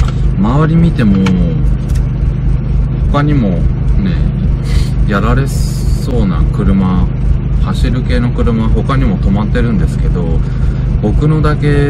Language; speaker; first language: Japanese; native; Japanese